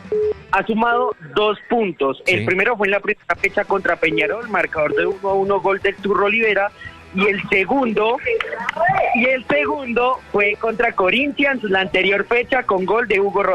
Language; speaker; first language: Spanish; native; Spanish